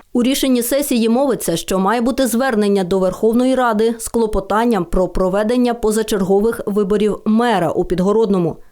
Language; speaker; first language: Ukrainian; native; Ukrainian